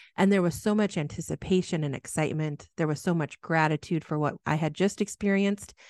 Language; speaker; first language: English; native; English